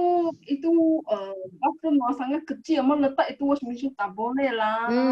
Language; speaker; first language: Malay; non-native, local second language; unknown